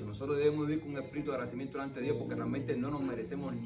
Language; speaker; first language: Spanish; native; Spanish